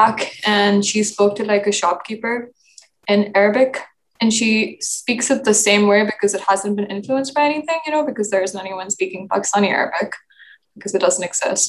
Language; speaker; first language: English; non-native, local second language; Urdu